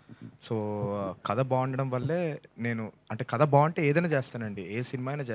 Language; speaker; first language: Telugu; native; Telugu